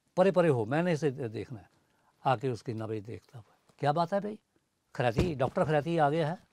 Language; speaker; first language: Hindi; native; Hindi